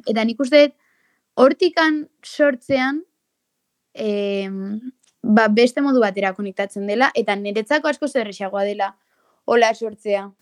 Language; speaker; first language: Basque; native; Basque